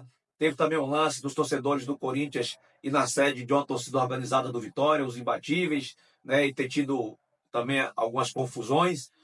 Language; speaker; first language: Portuguese; native; Portuguese